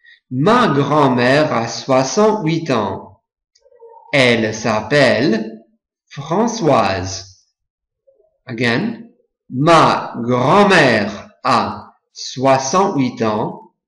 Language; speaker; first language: French; non-native, fluent; English